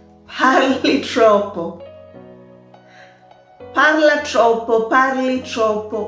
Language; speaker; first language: Italian; non-native, learner; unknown